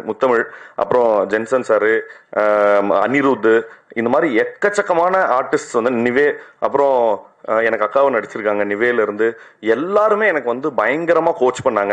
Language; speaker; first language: Tamil; native; Tamil